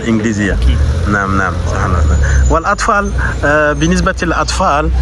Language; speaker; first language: Arabic; non-native, fluent; French